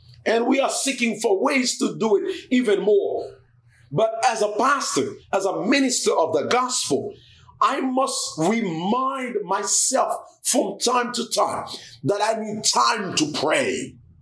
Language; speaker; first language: English; non-native, fluent; Haitian Creole